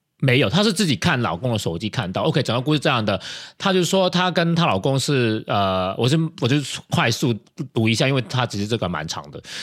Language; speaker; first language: Chinese; non-native, local second language; Cantonese